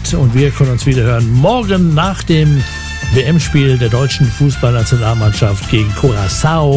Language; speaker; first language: German; native; German